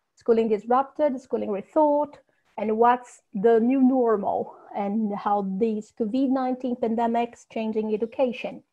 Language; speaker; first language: English; non-native, fluent; Portuguese